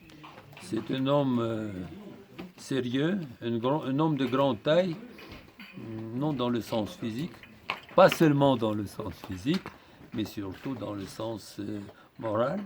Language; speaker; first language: French; non-native, fluent; Russian